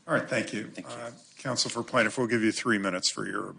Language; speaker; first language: English; native; English